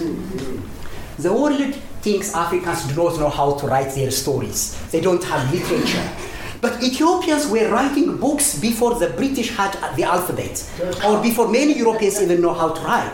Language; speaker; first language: English; non-native, fluent; Amharic